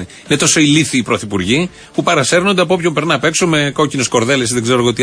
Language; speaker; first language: Greek; native; Greek